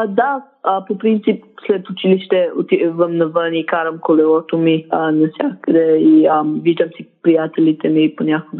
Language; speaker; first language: Bulgarian; early bilingual, heritage; English